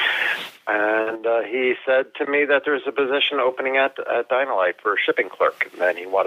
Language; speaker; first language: English; native; English